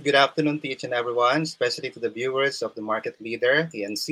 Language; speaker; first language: English; non-native, local second language; Waray